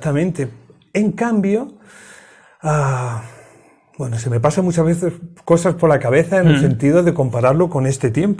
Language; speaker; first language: Spanish; native; Spanish